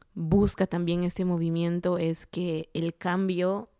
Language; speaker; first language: Spanish; non-native, local second language; Kaqchikel